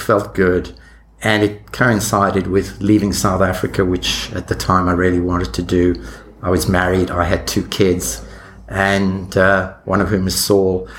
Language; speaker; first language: English; native; English